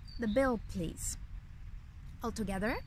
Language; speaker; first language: English; non-native, fluent; Ukrainian